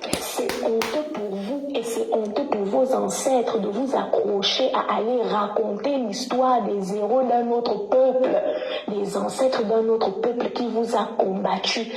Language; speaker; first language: French; native; French